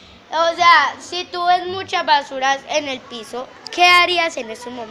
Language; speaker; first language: Spanish; native; Spanish